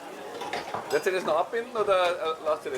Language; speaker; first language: German; native; German